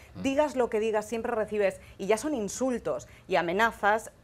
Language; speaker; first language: Spanish; native; Spanish